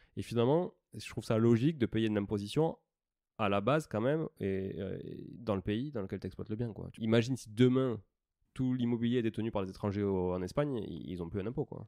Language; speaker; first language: French; native; French